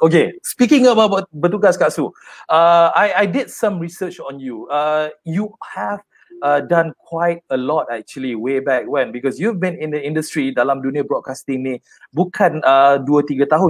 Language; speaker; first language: English; non-native, local second language; Malay